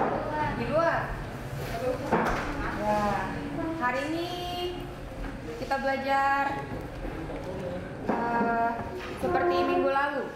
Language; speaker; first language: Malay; non-native, local second language; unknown